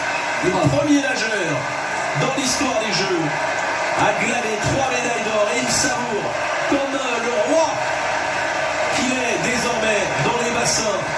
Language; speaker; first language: French; native; French